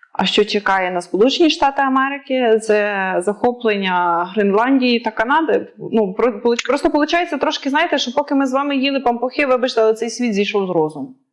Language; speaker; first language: Ukrainian; native; Ukrainian